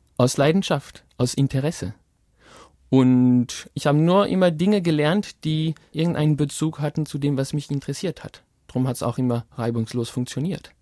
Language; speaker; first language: German; non-native, fluent; French